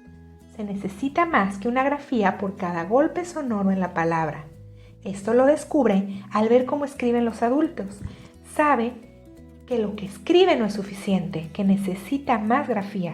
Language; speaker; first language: Spanish; native; Spanish